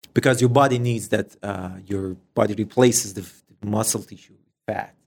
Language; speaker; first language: English; non-native, fluent; Persian